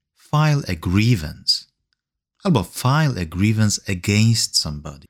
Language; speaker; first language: English; non-native, fluent; Polish